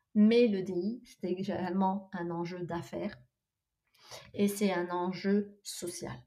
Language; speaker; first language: French; non-native, local second language; Arabic